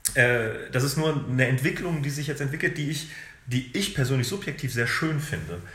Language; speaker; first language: German; native; German